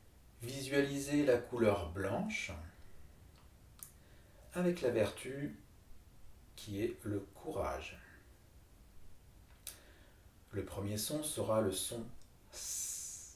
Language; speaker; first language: French; native; French